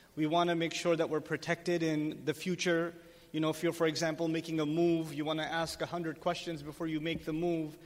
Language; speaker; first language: English; native; English